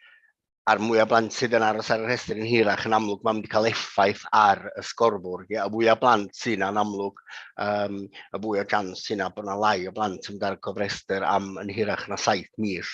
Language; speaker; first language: Welsh; native; Welsh